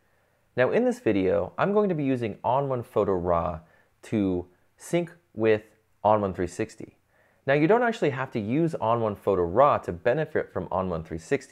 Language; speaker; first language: English; native; English